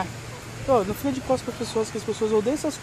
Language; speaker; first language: Portuguese; native; Portuguese